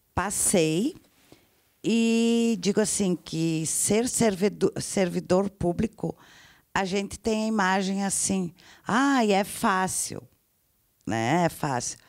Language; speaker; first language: Portuguese; native; Portuguese